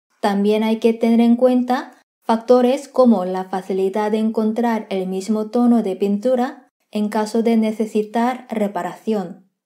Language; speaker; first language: Spanish; non-native, fluent; Korean